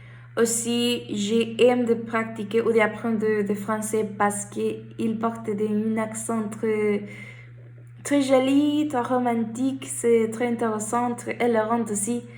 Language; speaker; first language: French; non-native, learner; Spanish